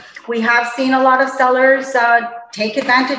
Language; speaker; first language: English; native; English